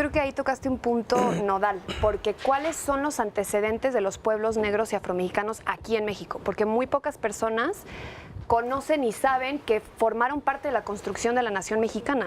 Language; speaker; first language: Spanish; native; Spanish